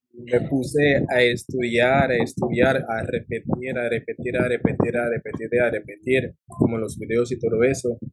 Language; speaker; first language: Spanish; non-native, fluent; English